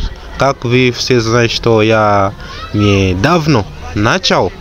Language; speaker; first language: Russian; non-native, learner; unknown